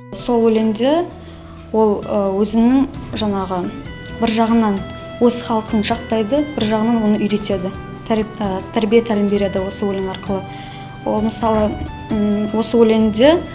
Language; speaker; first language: Kazakh; non-native, local second language; Chechen